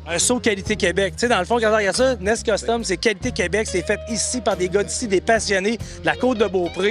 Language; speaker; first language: French; native; French